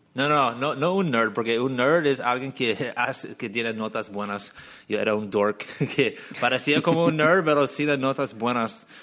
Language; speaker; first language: Spanish; non-native, fluent; English